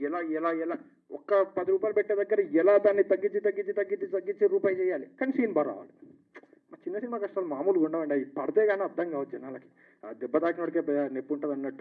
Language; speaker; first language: Telugu; native; Telugu